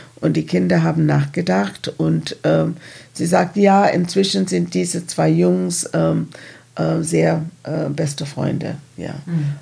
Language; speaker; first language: German; non-native, fluent; English